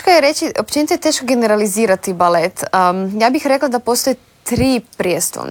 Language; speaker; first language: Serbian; non-native, fluent; Russian